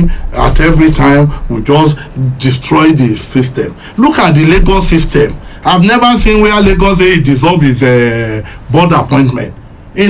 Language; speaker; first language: English; non-native, local second language; Yoruba